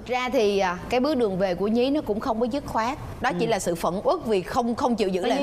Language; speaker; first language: Vietnamese; native; Vietnamese